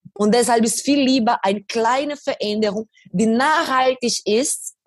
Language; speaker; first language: German; non-native, fluent; Portuguese